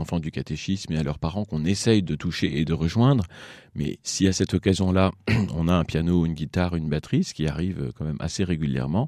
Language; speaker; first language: French; native; French